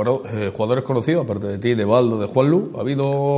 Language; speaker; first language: Spanish; native; Spanish